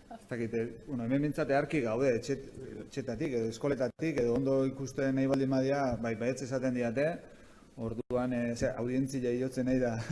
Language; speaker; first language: Basque; native; Basque